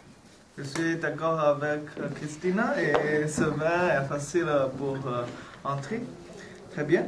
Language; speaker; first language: French; non-native, learner; Chinese